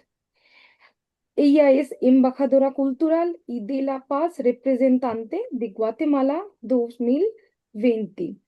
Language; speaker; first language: Spanish; non-native, learner; Bangla